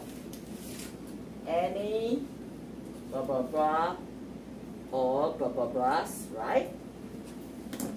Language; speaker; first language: English; non-native, fluent; Chinese